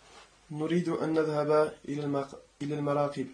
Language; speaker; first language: Arabic; non-native, learner; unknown